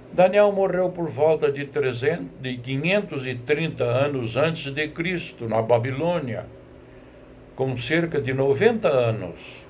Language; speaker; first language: Portuguese; native; Portuguese